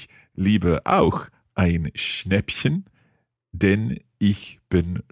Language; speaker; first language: German; non-native, learner; English